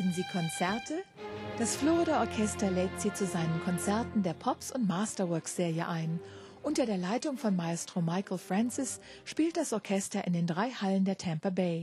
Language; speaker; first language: German; native; German